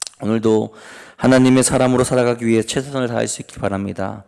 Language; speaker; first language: Korean; native; Korean